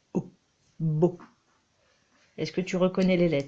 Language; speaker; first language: French; native; French